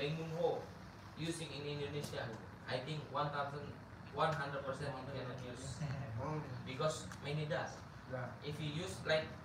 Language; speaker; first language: English; non-native, learner; Indonesian